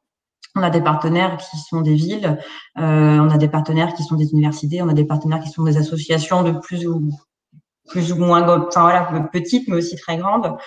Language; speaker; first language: French; native; French